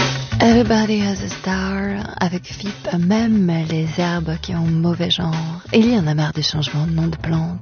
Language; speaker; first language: French; native; French